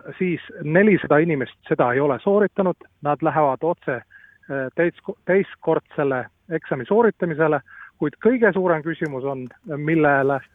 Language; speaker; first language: Estonian; non-native, fluent; Latvian